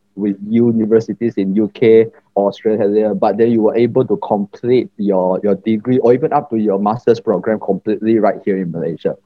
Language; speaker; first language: English; non-native, local second language; Chinese